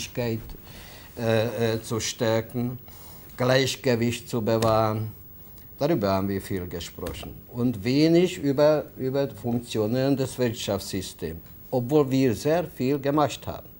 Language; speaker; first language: German; non-native, fluent; Hungarian